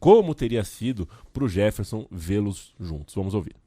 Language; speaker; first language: Portuguese; native; Portuguese